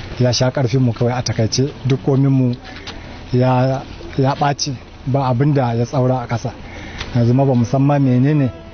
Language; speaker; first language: Hausa; non-native, local second language; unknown